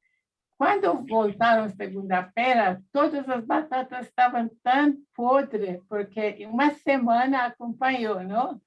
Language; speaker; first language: Portuguese; non-native, fluent; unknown